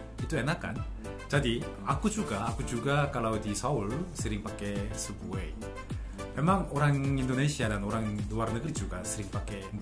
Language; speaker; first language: Indonesian; non-native, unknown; Korean